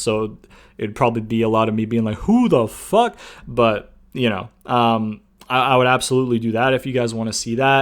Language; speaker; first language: English; native; English